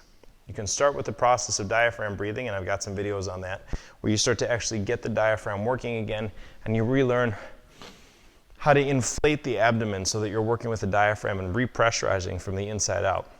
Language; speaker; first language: English; native; English